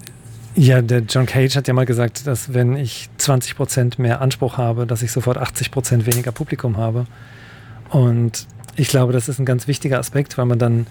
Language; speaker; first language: German; native; German